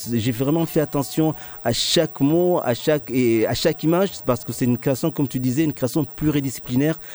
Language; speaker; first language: French; early bilingual, other home language; Ngazidja Comorian